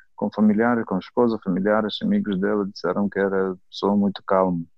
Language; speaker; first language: Portuguese; non-native, fluent; Ukrainian